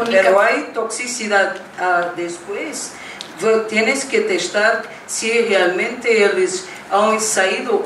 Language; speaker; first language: Spanish; non-native, learner; Portuguese